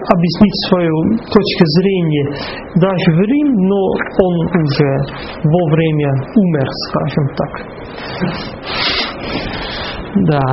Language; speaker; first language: Russian; non-native, fluent; Dutch